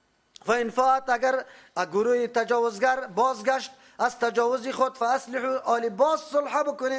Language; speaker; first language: Persian; native; Persian